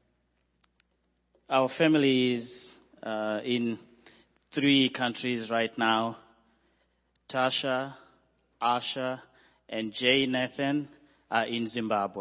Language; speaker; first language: English; non-native, local second language; Shona